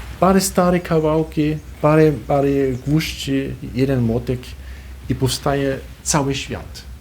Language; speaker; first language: Polish; non-native, fluent; German